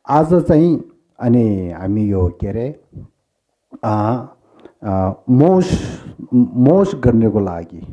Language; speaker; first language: Nepali; non-native, local second language; Tibetan